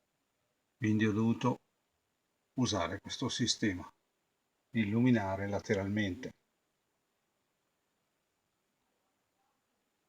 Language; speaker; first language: Italian; native; Italian